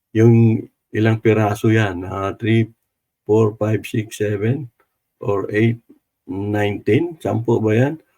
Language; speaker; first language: Filipino; non-native, local second language; Cebuano